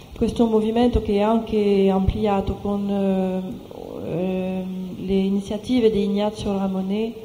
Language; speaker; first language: Italian; non-native, fluent; French